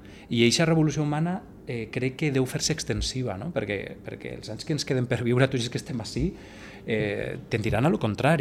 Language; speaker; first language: Catalan; native; Catalan